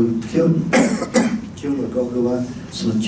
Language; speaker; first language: Japanese; non-native, fluent; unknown